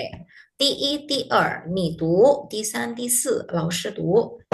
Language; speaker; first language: Chinese; non-native, fluent; Indonesian